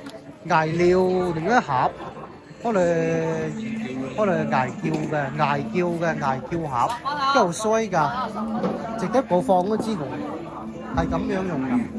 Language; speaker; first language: Chinese; native; Chinese